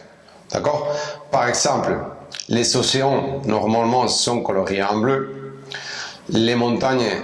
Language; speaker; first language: French; non-native, fluent; Spanish